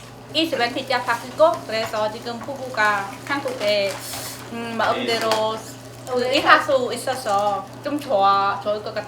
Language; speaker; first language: Korean; non-native, learner; Khmer